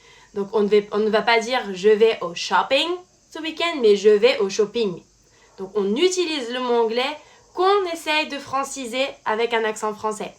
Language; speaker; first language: French; native; French